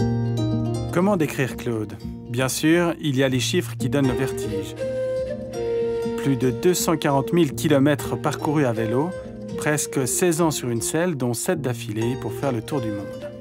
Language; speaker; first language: French; native; French